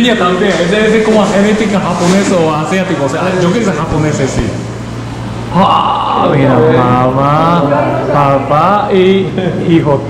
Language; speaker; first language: Spanish; non-native, learner; Japanese